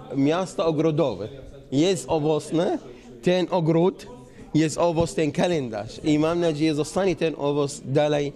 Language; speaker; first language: Polish; non-native, learner; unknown